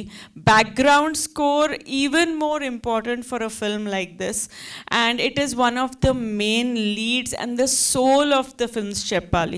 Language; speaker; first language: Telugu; non-native, learner; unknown